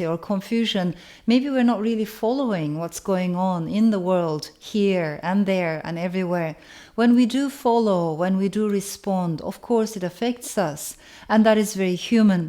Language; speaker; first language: English; non-native, fluent; Turkish